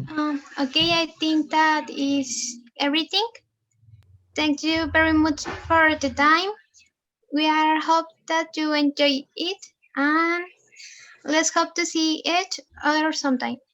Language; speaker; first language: English; non-native, learner; Spanish